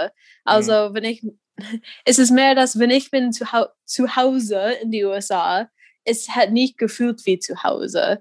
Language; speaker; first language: German; non-native, fluent; English